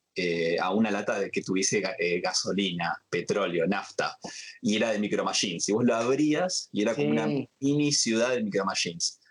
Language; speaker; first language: Spanish; native; Spanish